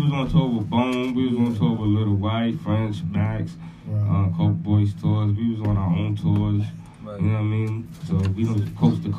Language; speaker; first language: English; native; English